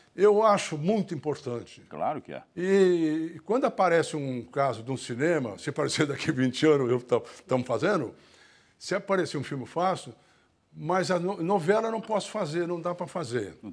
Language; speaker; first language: Portuguese; native; Portuguese